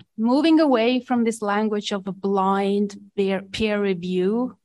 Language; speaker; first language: English; non-native, fluent; Estonian